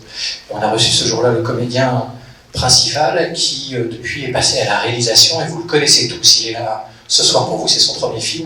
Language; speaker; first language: French; native; French